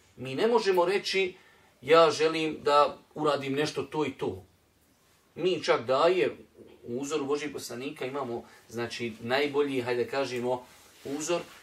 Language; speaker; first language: Bosnian; native; Bosnian